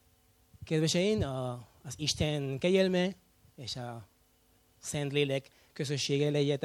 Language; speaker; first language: Hungarian; non-native, fluent; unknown